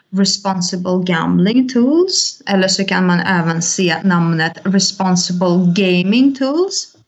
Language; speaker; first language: Swedish; non-native, fluent; Russian